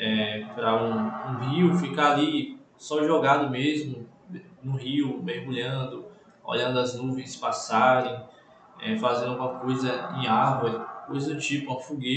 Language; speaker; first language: Portuguese; native; Portuguese